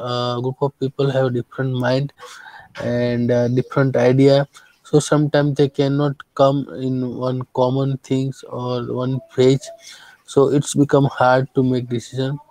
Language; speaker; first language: English; non-native, fluent; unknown